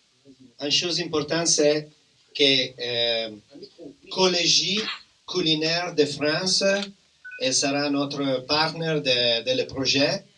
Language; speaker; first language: French; non-native, learner; Italian